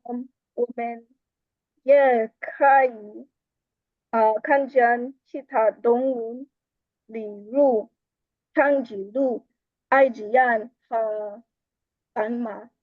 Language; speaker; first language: Chinese; non-native, learner; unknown